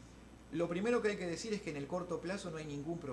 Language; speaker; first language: Spanish; native; Spanish